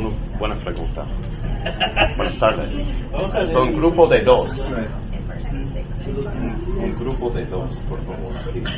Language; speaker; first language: Spanish; non-native, learner; English